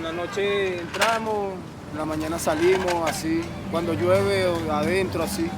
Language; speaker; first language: Spanish; native; Spanish